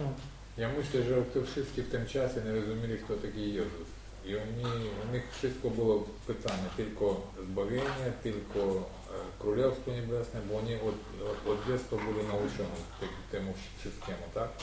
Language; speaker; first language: Polish; non-native, learner; Russian